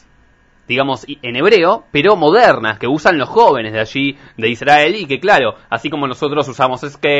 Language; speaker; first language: Spanish; native; Spanish